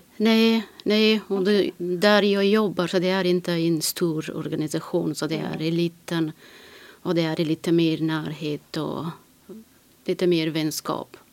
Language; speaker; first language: Swedish; non-native, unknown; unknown